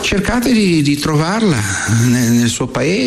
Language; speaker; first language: Italian; non-native, fluent; Portuguese